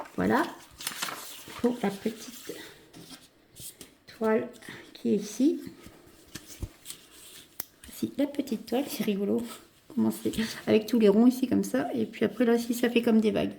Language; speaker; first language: French; native; French